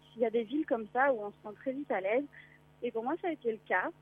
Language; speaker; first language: French; native; French